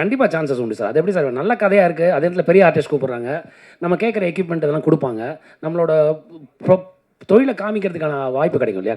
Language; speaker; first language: Tamil; native; Tamil